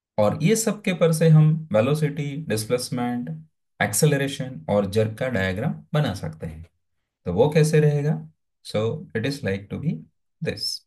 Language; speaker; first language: Hindi; non-native, local second language; Gujarati